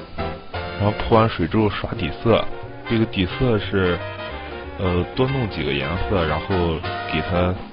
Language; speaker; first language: Chinese; native; Chinese